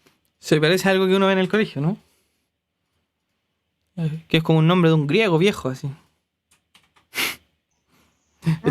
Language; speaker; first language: Spanish; native; Spanish